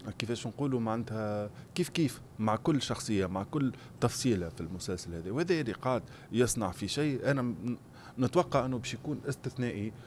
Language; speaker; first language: Arabic; native; Arabic